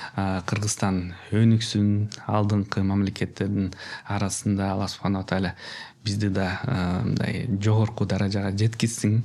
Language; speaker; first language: Kyrgyz; non-native, local second language; Russian